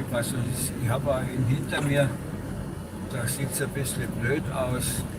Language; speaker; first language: German; native; German